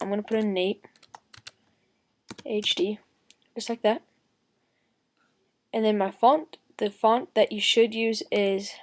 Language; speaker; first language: English; native; English